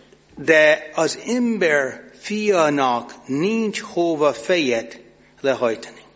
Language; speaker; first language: Hungarian; non-native, fluent; English